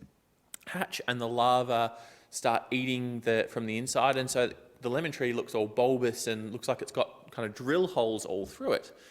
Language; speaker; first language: English; native; English